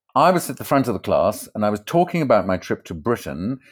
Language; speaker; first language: English; native; English